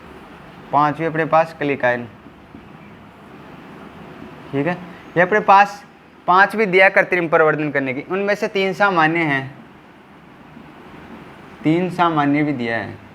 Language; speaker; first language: Hindi; native; Hindi